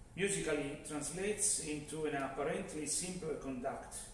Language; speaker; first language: English; non-native, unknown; Italian